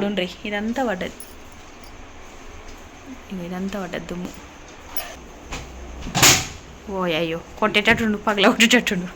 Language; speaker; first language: Telugu; native; Telugu